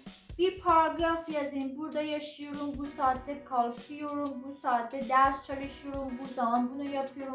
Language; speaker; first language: Turkish; non-native, learner; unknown